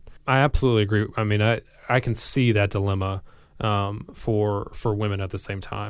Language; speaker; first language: English; native; English